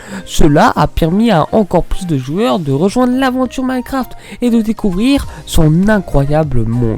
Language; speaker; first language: French; native; French